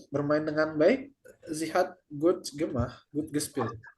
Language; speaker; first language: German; non-native, learner; Indonesian